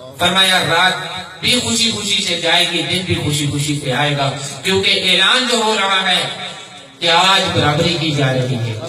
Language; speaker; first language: Urdu; non-native, fluent; Arabic